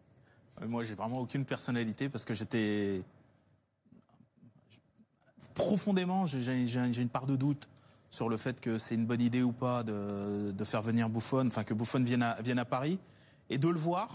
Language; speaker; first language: French; native; French